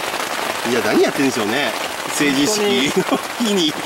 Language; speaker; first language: Japanese; native; Japanese